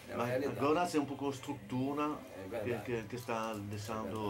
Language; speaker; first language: Portuguese; non-native, learner; French